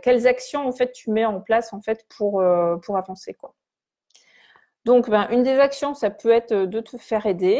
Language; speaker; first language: French; native; French